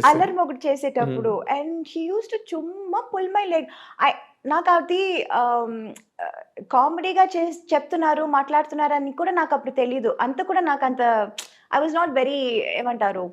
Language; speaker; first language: Telugu; non-native, local second language; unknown